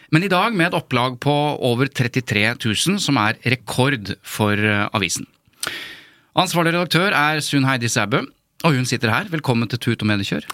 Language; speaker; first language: Norwegian; native; Norwegian